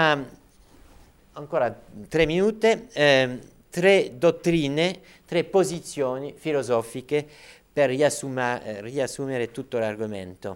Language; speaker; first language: Italian; non-native, fluent; French